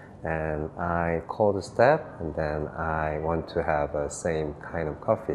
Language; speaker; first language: English; non-native, fluent; Korean